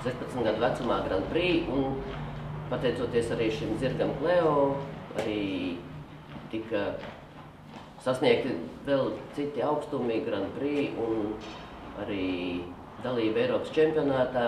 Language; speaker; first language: Latvian; native; Latvian